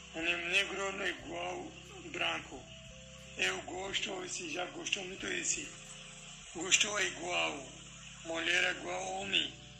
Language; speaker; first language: Portuguese; non-native, fluent; Arabic